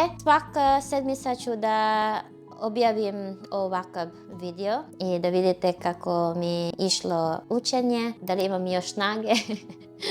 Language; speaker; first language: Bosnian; non-native, fluent; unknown